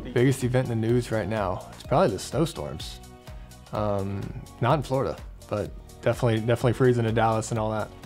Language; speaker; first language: English; native; English